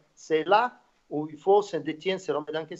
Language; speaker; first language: French; non-native, fluent; Slovak